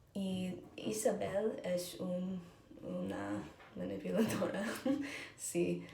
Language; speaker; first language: Spanish; non-native, learner; English